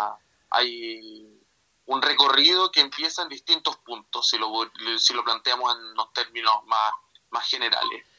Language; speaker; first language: Spanish; native; Spanish